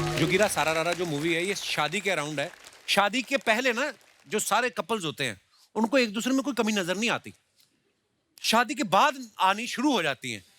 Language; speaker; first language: Hindi; non-native, local second language; Punjabi